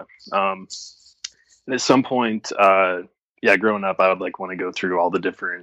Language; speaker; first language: English; native; English